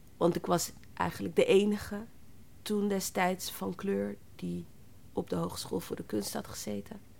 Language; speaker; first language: Dutch; native; Dutch